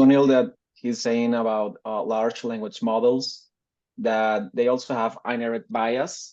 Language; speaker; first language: English; non-native, fluent; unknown